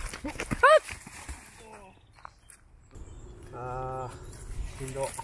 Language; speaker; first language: Japanese; native; Japanese